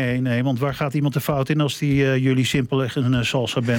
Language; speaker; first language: Dutch; native; Dutch